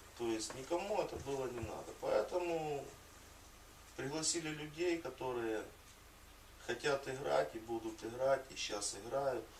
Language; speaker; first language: Russian; native; Russian